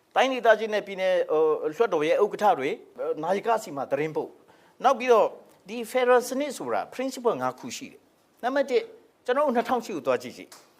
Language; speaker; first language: Burmese; non-native, local second language; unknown